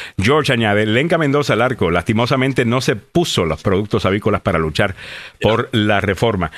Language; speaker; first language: Spanish; native; Spanish